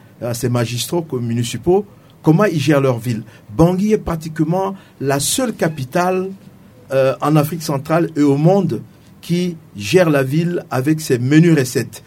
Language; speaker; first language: French; non-native, local second language; Sango